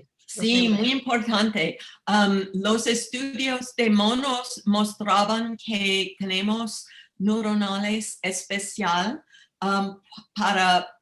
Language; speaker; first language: Spanish; non-native, learner; English